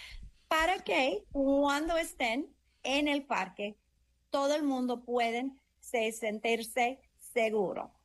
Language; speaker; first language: Spanish; early bilingual, heritage; English